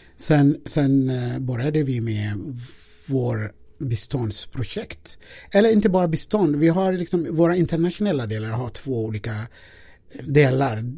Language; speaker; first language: Swedish; non-native, fluent; Amharic